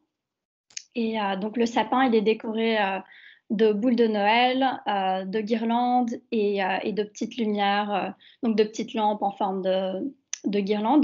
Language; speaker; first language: French; native; French